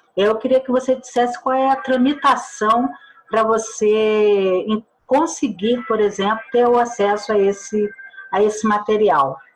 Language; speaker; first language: Portuguese; native; Portuguese